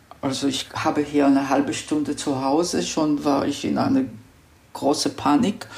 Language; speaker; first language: German; non-native, fluent; Hebrew